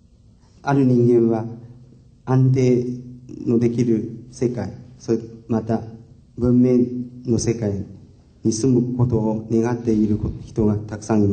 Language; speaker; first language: Japanese; non-native, fluent; Chinese